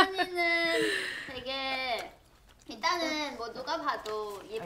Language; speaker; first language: Korean; non-native, fluent; Thai